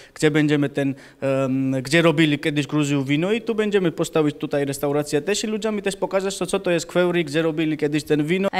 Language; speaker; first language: Polish; non-native, learner; Georgian